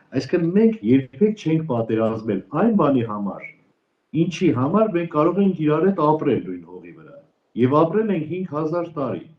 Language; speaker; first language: Armenian; native; Armenian